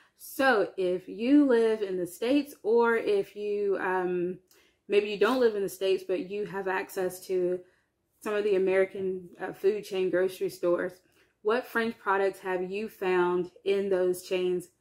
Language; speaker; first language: English; native; English